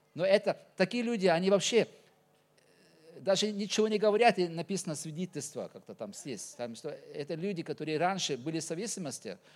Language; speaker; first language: Russian; non-native, fluent; Norwegian